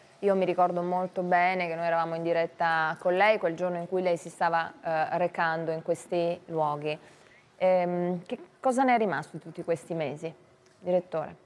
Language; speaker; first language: Italian; native; Italian